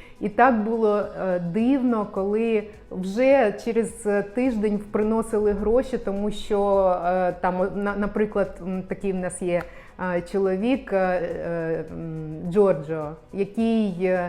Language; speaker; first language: Ukrainian; non-native, local second language; Russian